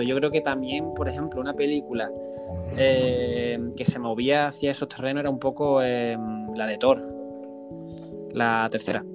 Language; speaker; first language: Spanish; native; Spanish